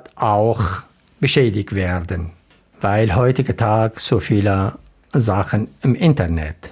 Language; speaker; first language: German; non-native, learner; Arabic